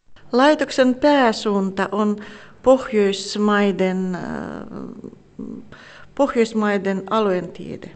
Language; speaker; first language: Finnish; non-native, fluent; Russian